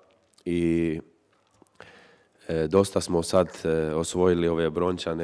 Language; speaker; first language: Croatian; early bilingual, heritage; Croatian